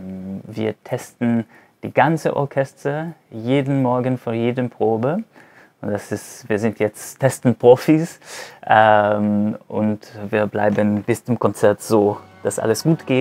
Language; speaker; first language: German; non-native, fluent; Hebrew